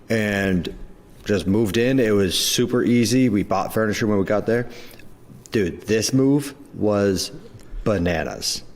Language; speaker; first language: English; native; English